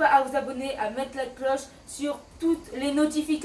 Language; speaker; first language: French; native; French